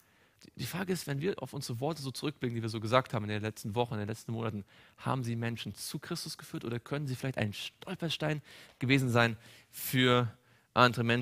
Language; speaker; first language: German; native; German